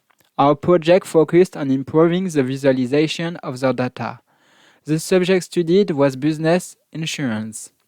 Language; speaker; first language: English; non-native, fluent; French